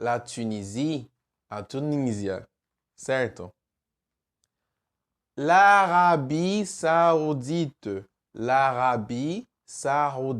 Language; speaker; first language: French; non-native, fluent; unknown